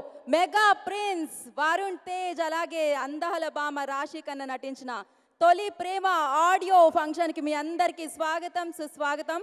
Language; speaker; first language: Telugu; native; Telugu